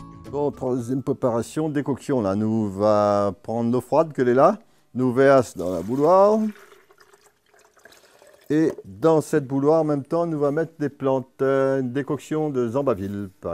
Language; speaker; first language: French; native; French